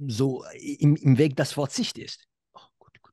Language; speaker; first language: German; non-native, fluent; English